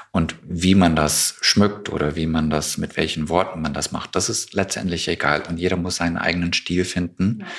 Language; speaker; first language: German; non-native, fluent; English